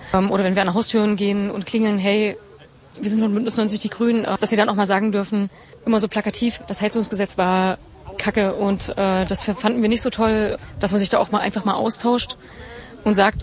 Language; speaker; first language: German; native; German